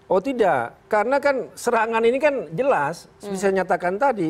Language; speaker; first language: Indonesian; native; Indonesian